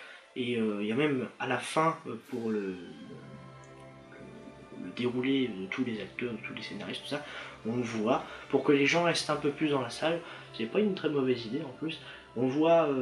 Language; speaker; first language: French; native; French